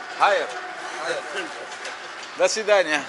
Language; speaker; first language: Russian; non-native, learner; English